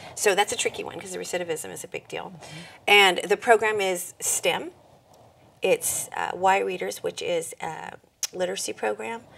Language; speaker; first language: English; native; English